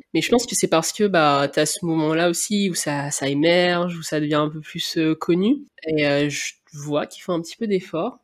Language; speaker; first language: French; native; French